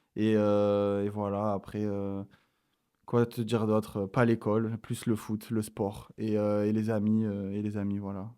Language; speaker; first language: French; native; French